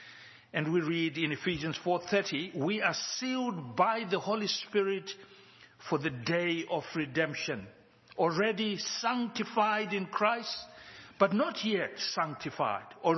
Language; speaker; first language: English; non-native, local second language; Shona